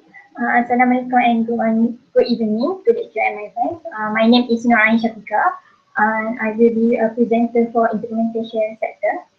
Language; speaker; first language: English; non-native, local second language; Malay